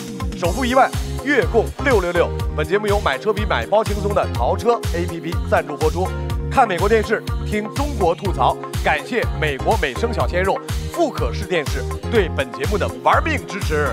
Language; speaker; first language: Chinese; native; Chinese